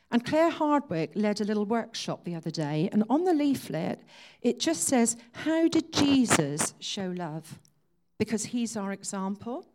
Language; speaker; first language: English; native; English